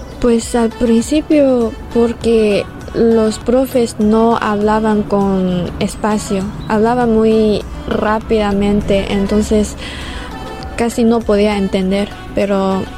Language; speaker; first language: Spanish; non-native, fluent; Chinese